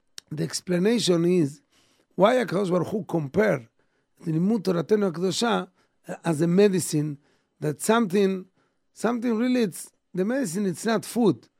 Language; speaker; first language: English; non-native, fluent; Hebrew